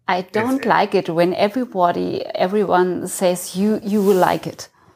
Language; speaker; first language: English; non-native, fluent; German